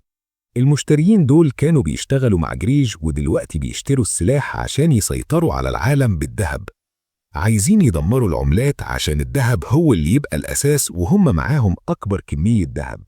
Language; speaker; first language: Arabic; native; Arabic